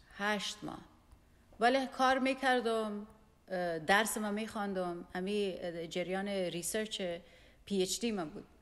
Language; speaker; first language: Persian; non-native, local second language; Pashto